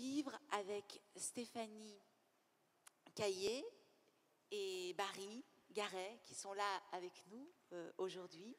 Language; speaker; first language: French; native; French